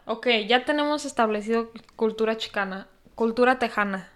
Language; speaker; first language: Spanish; early bilingual, heritage; Spanish